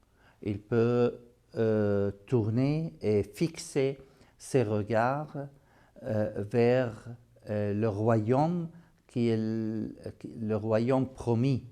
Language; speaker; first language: French; non-native, fluent; Arabic